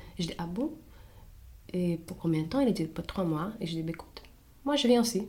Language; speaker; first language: French; non-native, fluent; Portuguese